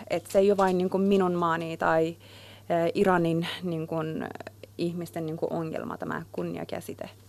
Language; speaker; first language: Finnish; non-native, fluent; Persian